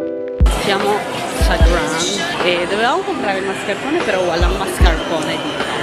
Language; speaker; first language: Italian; early bilingual, other home language; Filipino